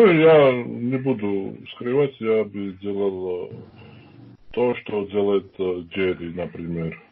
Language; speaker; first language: Russian; non-native, fluent; Georgian